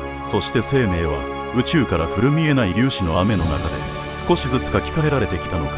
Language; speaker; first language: Japanese; native; Japanese